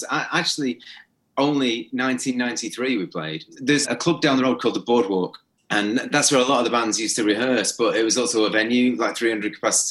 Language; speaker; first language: English; native; English